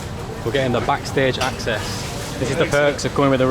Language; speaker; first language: English; native; English